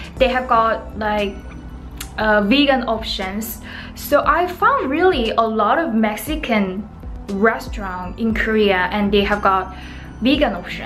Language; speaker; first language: English; non-native, learner; Korean